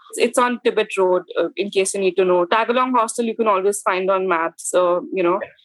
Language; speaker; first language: English; non-native, local second language; Hindi